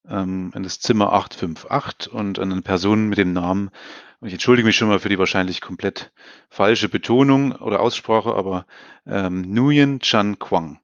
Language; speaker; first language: German; native; German